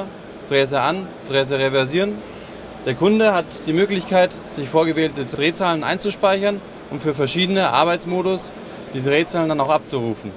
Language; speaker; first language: German; native; German